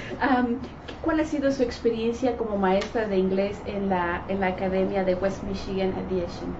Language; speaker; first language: Spanish; native; Spanish